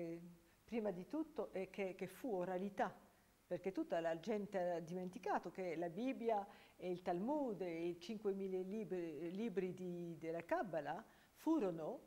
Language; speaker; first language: Italian; non-native, fluent; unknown